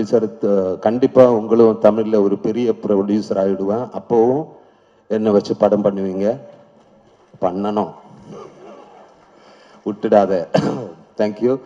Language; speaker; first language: Tamil; non-native, learner; Malayalam